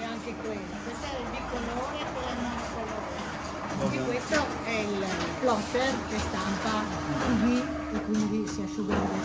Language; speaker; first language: Italian; native; Italian